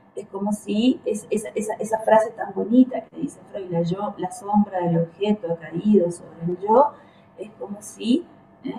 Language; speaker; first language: Spanish; native; Spanish